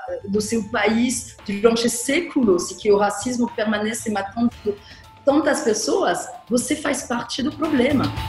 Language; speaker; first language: Portuguese; non-native, fluent; French